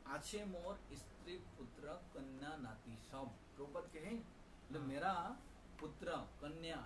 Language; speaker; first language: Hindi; non-native, local second language; Bangla